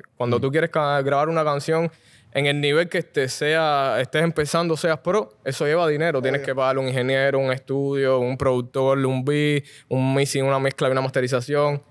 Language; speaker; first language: Spanish; native; Spanish